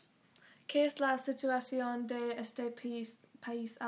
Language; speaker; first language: Spanish; non-native, learner; English